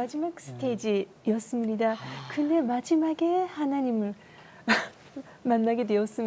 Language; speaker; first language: Korean; non-native, learner; Japanese